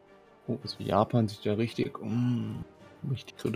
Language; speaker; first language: German; native; German